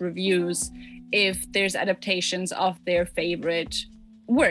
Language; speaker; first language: English; non-native, fluent; German